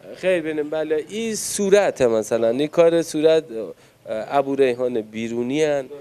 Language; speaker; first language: Persian; native; Persian